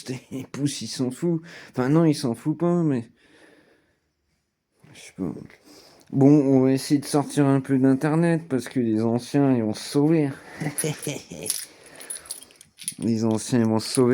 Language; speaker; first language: French; native; French